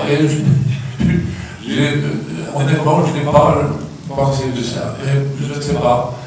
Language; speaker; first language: French; non-native, fluent; Swedish